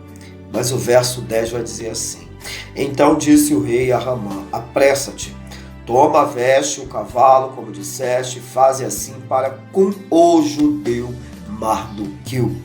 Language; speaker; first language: Portuguese; native; Portuguese